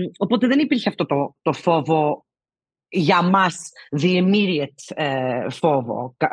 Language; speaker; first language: Greek; early bilingual, heritage; Greek